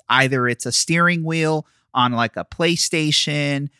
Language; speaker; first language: English; native; English